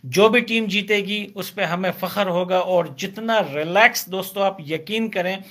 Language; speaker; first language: Urdu; non-native, fluent; Pashto